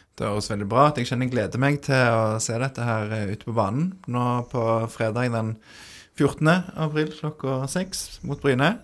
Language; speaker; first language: Norwegian; native; Norwegian